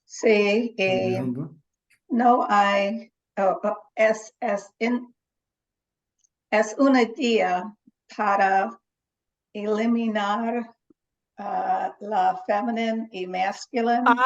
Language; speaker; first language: Spanish; non-native, learner; English